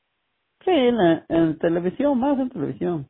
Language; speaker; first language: Spanish; native; Spanish